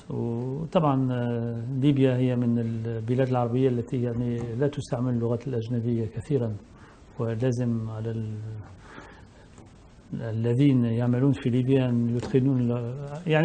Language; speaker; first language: Arabic; non-native, fluent; French